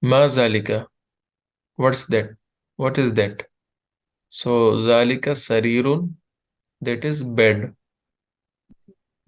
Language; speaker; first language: English; non-native, fluent; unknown